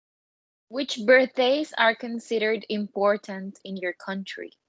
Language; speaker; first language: English; non-native, learner; Spanish